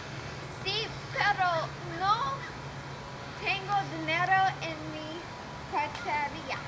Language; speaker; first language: Spanish; non-native, learner; English